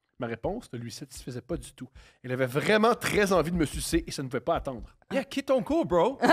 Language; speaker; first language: French; native; French